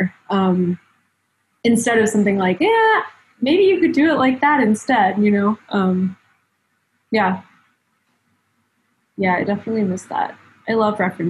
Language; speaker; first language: English; native; English